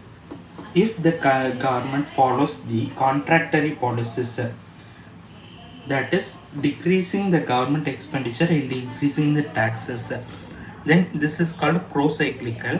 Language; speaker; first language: English; non-native, local second language; Tamil